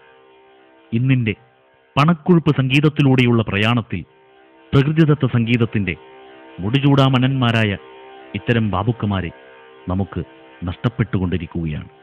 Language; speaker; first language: Malayalam; native; Malayalam